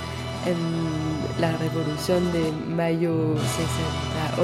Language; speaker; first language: Spanish; non-native, learner; French